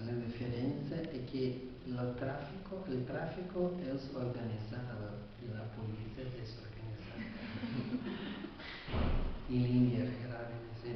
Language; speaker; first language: Spanish; non-native, fluent; Portuguese